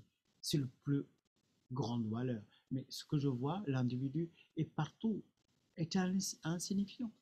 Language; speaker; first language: French; non-native, fluent; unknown